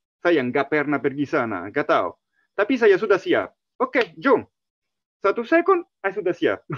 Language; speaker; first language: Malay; non-native, learner; Italian